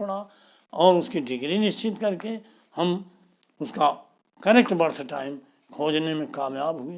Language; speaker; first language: Hindi; native; Hindi